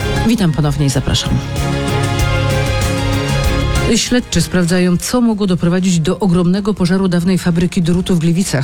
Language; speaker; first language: Polish; native; Polish